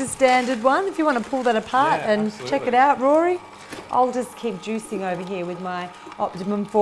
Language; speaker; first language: English; native; English